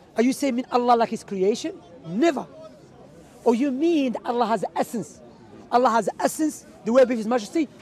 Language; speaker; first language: English; non-native, fluent; Arabic